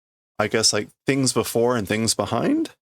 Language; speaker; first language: English; native; English